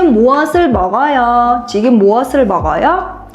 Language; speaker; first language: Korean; non-native, fluent; Mongolian